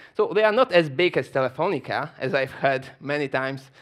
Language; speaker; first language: English; non-native, fluent; Polish